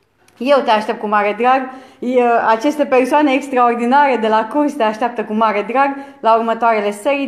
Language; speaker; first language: Romanian; native; Romanian